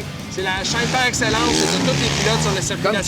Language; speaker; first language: French; native; French